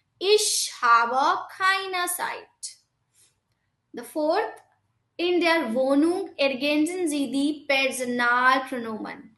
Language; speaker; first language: German; non-native, fluent; Hindi